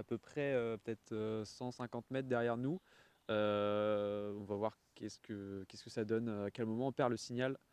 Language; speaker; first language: French; native; French